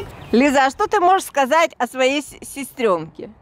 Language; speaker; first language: Russian; native; Russian